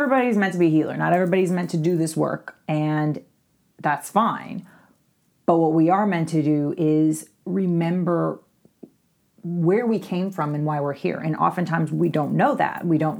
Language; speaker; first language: English; native; English